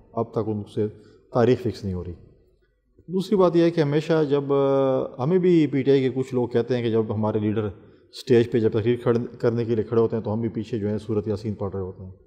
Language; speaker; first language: Urdu; non-native, local second language; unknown